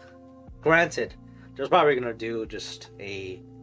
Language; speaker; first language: English; native; English